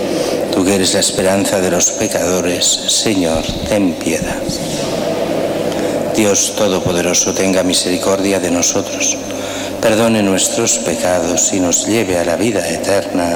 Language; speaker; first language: Spanish; native; Spanish